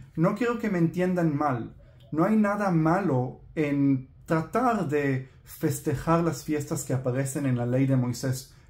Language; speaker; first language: Spanish; non-native, fluent; Hebrew